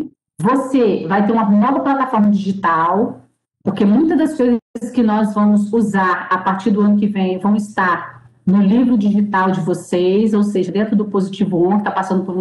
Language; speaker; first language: Portuguese; native; Portuguese